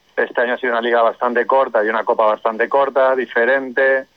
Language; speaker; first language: Spanish; non-native, local second language; Catalan